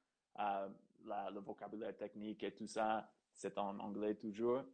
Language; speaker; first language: French; non-native, fluent; English